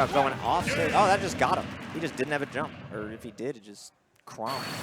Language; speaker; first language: English; native; English